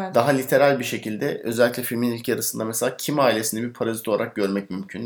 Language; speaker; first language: Turkish; native; Turkish